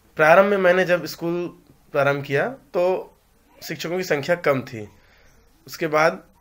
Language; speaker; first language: Hindi; native; Hindi